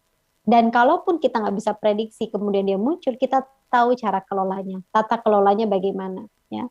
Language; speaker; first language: Indonesian; native; Indonesian